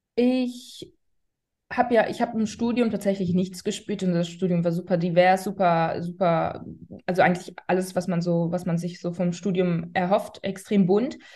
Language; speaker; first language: German; early bilingual, other home language; Persian